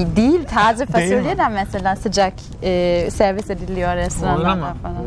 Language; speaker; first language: Turkish; non-native, fluent; German